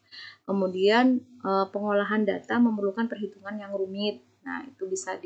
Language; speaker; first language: Indonesian; native; Indonesian